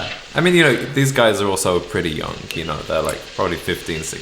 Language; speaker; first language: English; native; English